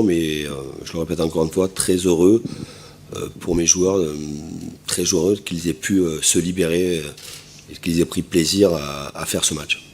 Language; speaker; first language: French; native; French